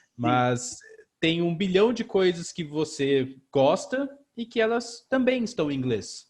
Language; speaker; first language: Portuguese; native; Portuguese